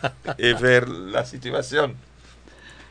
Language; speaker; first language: Spanish; non-native, learner; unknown